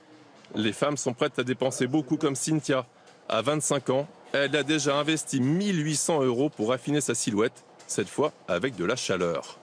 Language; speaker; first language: French; native; French